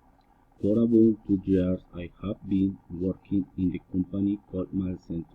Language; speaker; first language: English; non-native, learner; Spanish